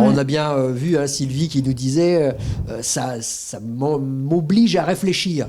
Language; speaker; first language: French; native; French